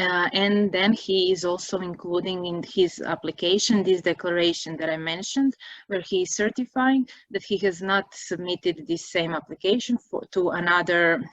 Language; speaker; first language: English; non-native, fluent; Croatian